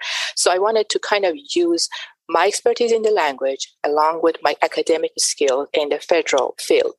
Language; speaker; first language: English; non-native, fluent; Persian